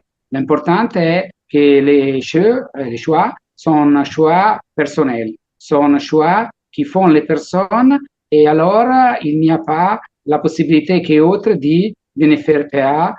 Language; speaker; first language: French; non-native, learner; Italian